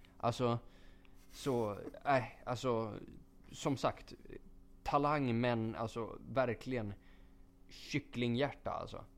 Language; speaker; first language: Swedish; native; Swedish